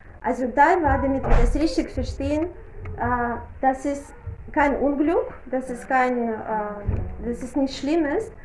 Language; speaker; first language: German; non-native, fluent; Russian